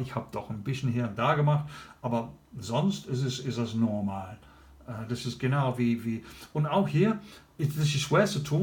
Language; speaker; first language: German; non-native, learner; English